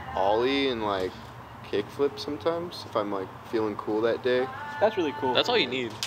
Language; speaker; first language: English; native; English